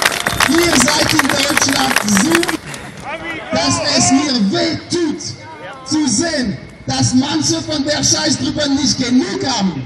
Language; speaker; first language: German; non-native, fluent; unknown